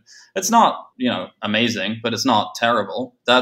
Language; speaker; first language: English; native; English